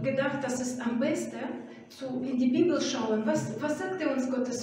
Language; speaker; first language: German; non-native, fluent; Russian